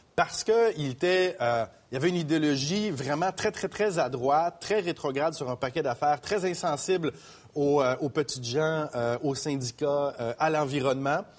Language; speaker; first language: French; native; French